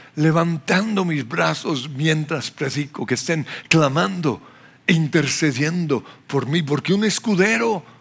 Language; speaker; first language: Spanish; non-native, fluent; English